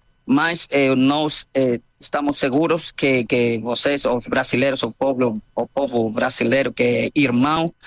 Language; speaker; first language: Portuguese; non-native, fluent; Spanish